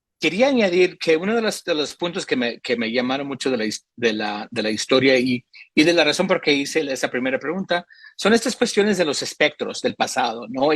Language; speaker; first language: Spanish; early bilingual, heritage; Spanish